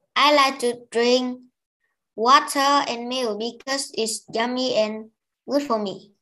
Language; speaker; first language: English; non-native, learner; Vietnamese